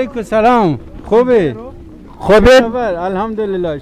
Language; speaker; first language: Persian; native; Persian